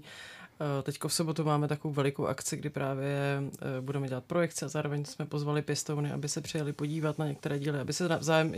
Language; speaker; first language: Czech; native; Czech